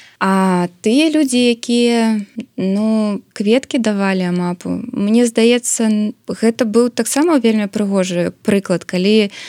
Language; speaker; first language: Belarusian; non-native, local second language; Russian